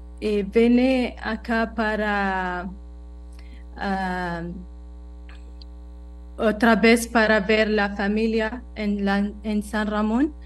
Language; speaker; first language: Spanish; non-native, learner; Arabic